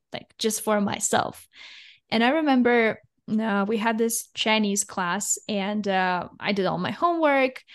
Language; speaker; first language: English; non-native, fluent; Russian